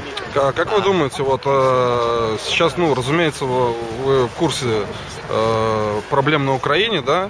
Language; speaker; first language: Russian; native; Russian